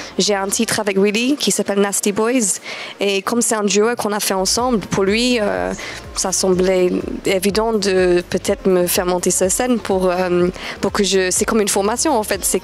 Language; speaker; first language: French; non-native, fluent; English